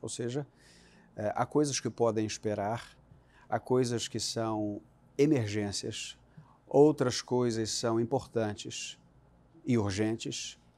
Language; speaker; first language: Portuguese; native; Portuguese